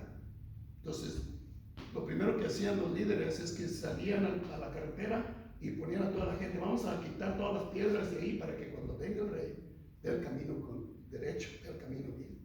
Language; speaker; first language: Spanish; native; Spanish